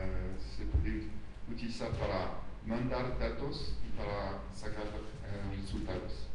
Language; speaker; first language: Spanish; non-native, fluent; French